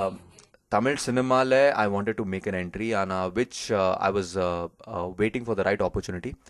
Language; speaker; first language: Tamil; early bilingual, heritage; Tamil